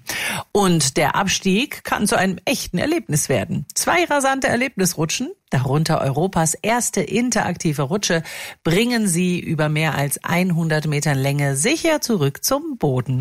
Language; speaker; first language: German; native; German